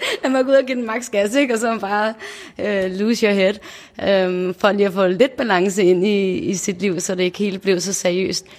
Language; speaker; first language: Danish; native; Danish